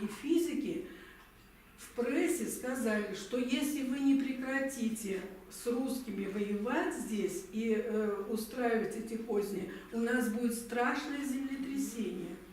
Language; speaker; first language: Russian; native; Russian